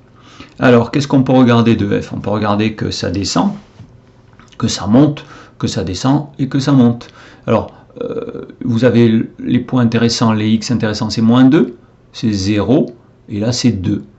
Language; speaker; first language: French; native; French